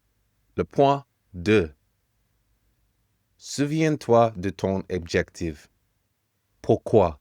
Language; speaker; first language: French; non-native, fluent; English